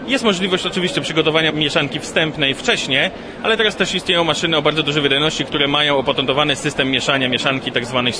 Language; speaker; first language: Polish; native; Polish